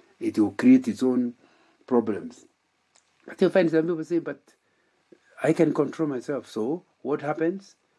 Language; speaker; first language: English; non-native, local second language; Kikuyu